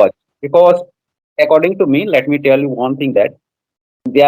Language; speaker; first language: English; non-native, fluent; Odia